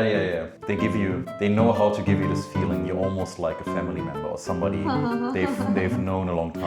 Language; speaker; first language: English; non-native, fluent; German